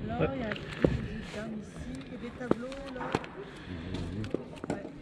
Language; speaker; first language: French; native; French